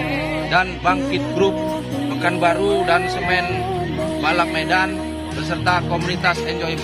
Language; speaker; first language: Indonesian; native; Indonesian